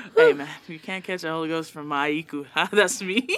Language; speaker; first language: English; non-native, fluent; Samoan